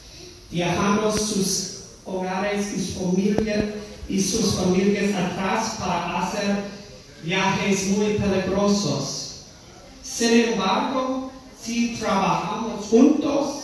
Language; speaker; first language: Spanish; non-native, fluent; English